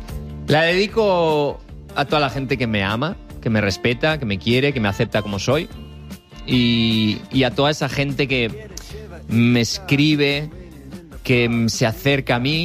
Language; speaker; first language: Spanish; native; Spanish